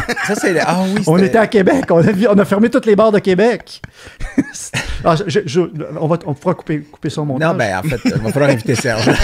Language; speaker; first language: French; native; French